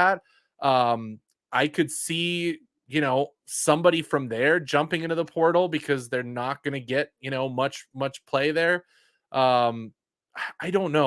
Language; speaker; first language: English; native; English